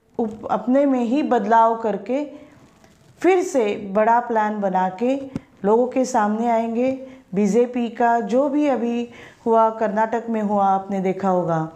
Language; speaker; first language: Hindi; non-native, local second language; Marathi